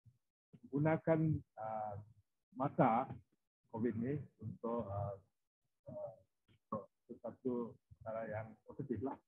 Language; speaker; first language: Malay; non-native, local second language; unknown